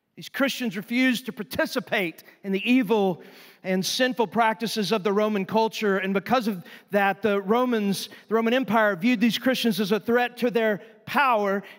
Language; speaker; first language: English; native; English